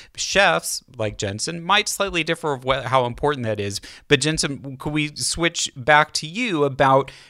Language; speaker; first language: English; native; English